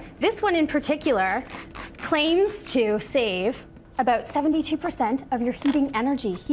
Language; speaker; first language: English; native; English